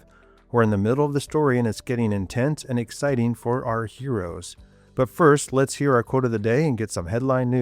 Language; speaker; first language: English; native; English